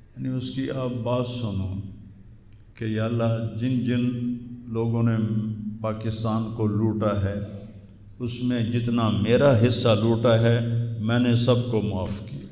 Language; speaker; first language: Urdu; non-native, local second language; Punjabi